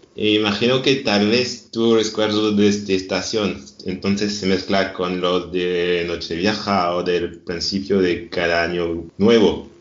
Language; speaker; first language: Spanish; non-native, fluent; French